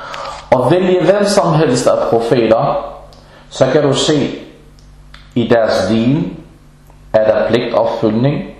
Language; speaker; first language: Danish; early bilingual, other home language; Arabic